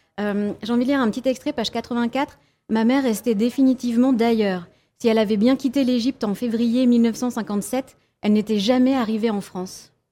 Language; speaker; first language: French; native; French